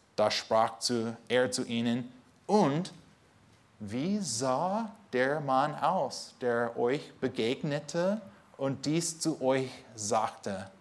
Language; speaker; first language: German; non-native, fluent; English